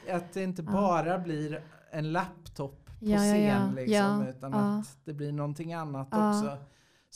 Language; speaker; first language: Swedish; native; Swedish